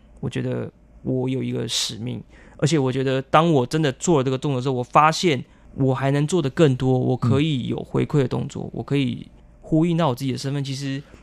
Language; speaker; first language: Chinese; non-native, local second language; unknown